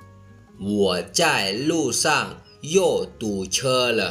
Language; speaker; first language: Chinese; non-native, fluent; Lao